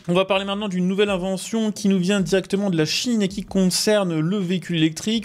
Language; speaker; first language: French; native; French